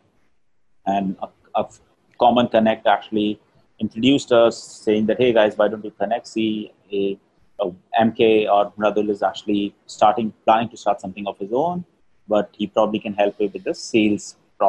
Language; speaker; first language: English; non-native, local second language; Hindi